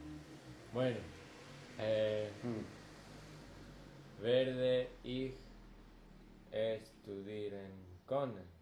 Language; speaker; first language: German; non-native, learner; Spanish